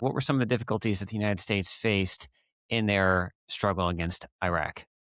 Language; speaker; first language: English; native; English